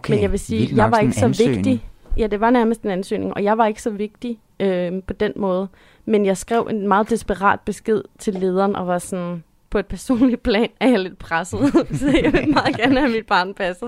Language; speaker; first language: Danish; native; Danish